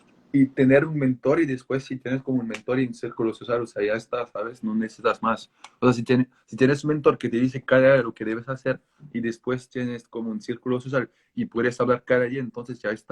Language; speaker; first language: Spanish; non-native, fluent; French